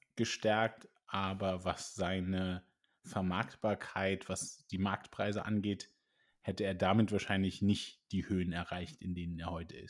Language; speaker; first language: German; native; German